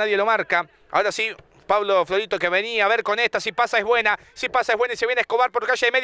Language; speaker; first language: Spanish; native; Spanish